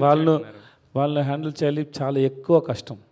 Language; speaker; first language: Telugu; non-native, learner; Tamil